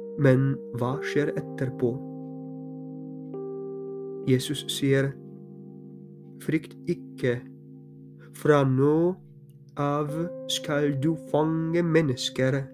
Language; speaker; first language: Norwegian; non-native, fluent; Polish